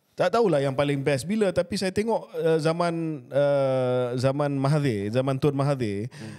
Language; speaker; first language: Malay; native; Malay